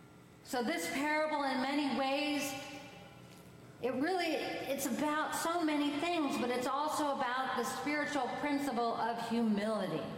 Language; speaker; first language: English; native; English